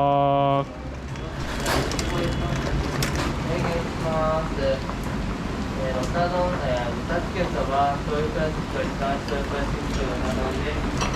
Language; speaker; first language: Japanese; native; Japanese